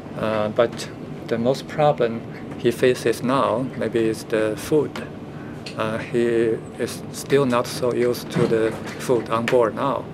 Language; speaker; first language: English; non-native, fluent; Chinese